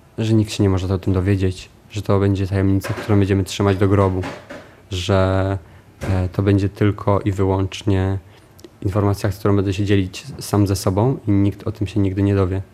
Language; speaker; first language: Polish; native; Polish